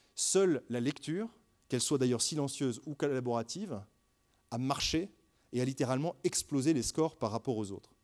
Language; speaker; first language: French; native; French